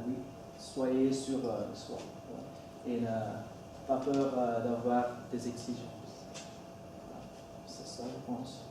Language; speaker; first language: French; non-native, learner; Dutch